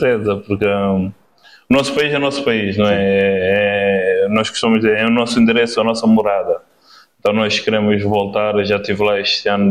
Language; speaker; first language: Portuguese; non-native, local second language; Kabuverdianu